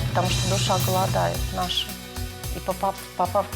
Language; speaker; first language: Russian; native; Russian